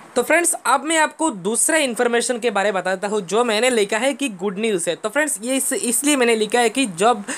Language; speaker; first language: Hindi; non-native, local second language; Bangla